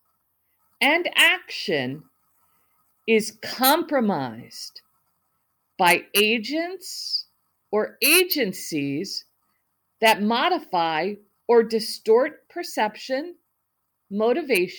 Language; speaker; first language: English; native; English